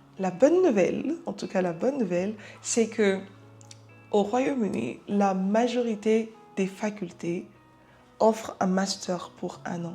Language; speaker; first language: French; non-native, local second language; Lingala